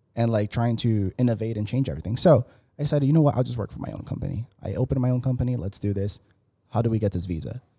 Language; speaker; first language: English; early bilingual, other home language; Spanish